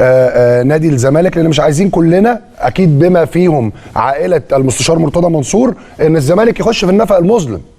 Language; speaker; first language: Arabic; native; Arabic